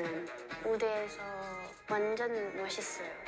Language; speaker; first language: Korean; non-native, learner; Thai